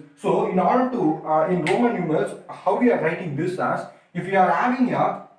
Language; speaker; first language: English; non-native, local second language; Tamil